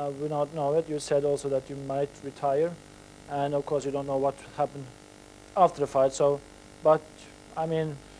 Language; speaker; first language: English; non-native, fluent; Norwegian